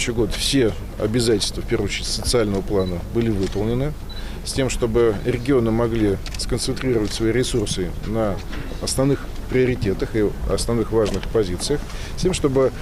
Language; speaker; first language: Russian; native; Russian